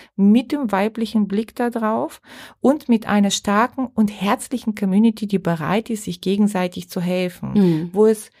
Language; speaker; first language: German; non-native, fluent; Bulgarian